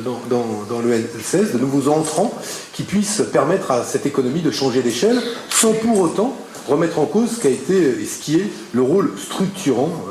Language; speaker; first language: French; native; French